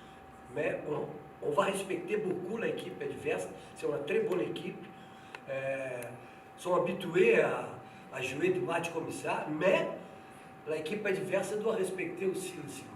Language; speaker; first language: French; non-native, fluent; Portuguese